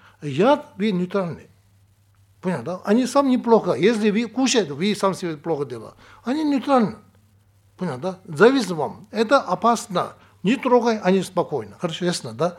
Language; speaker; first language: Russian; non-native, learner; Tibetan